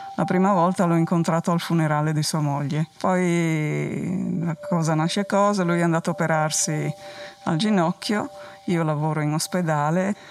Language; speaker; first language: Italian; non-native, local second language; Friulian